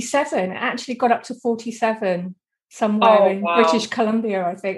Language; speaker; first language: English; native; English